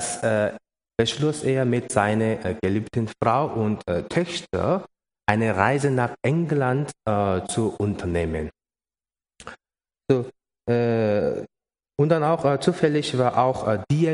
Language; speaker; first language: German; non-native, learner; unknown